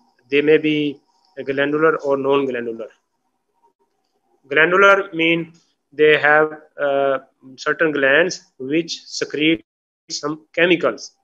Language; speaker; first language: English; non-native, local second language; Urdu